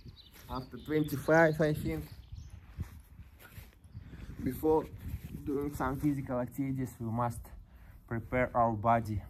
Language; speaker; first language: English; non-native, learner; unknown